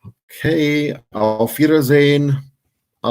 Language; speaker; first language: German; non-native, fluent; English